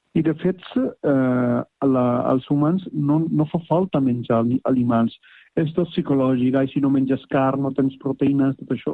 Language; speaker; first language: Catalan; non-native, fluent; Punjabi